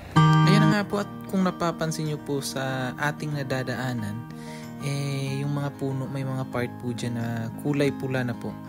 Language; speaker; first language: Filipino; native; Filipino